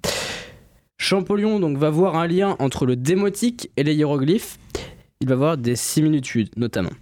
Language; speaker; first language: French; native; French